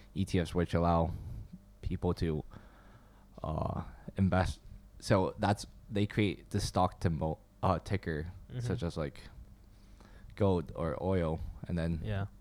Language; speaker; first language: English; non-native, fluent; Chinese